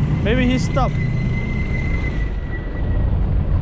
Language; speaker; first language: English; non-native, learner; Turkish